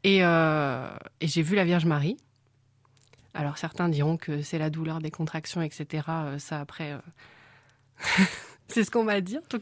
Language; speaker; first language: French; native; French